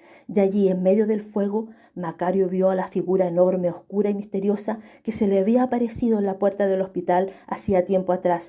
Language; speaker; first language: Spanish; native; Spanish